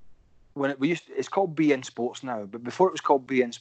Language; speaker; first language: English; native; English